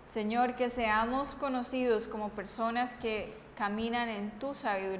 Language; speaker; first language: Spanish; native; Spanish